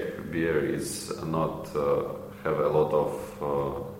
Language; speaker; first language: English; non-native, learner; Ukrainian